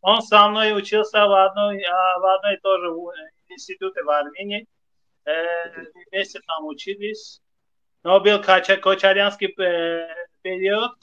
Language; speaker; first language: Russian; non-native, fluent; Armenian